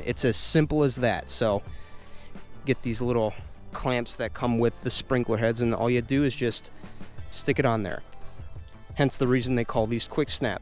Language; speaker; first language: English; native; English